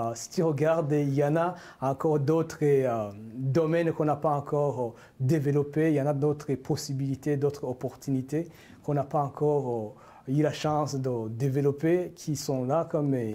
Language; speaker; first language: French; non-native, local second language; Rundi